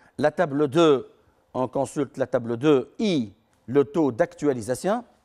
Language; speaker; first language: French; non-native, local second language; Arabic